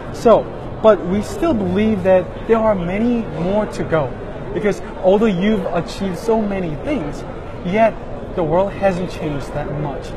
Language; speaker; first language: English; non-native, fluent; Korean